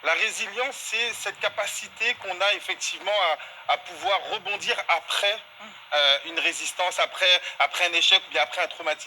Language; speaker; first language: French; native; French